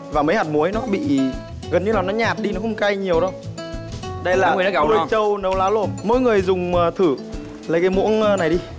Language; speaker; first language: Vietnamese; non-native, local second language; Muong